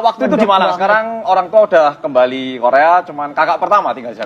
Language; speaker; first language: Indonesian; early bilingual, other home language; Korean